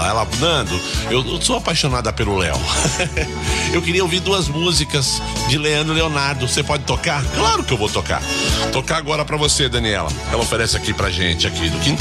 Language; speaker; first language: Portuguese; native; Portuguese